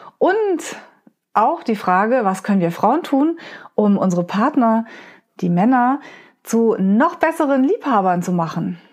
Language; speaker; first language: German; native; German